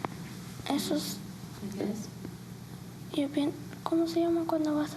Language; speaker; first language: Spanish; early bilingual, heritage; Spanish